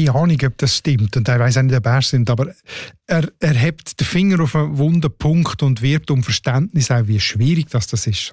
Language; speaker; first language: German; native; German